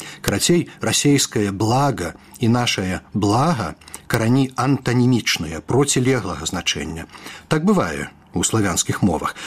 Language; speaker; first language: Belarusian; native; Belarusian